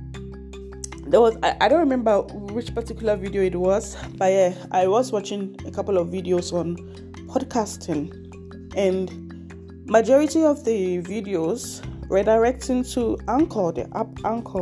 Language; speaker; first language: English; non-native, local second language; Akan